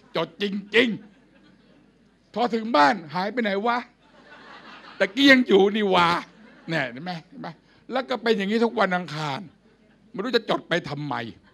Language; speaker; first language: Thai; native; Thai